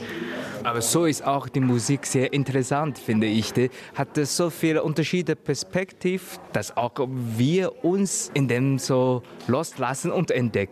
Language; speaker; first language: German; non-native, learner; Chinese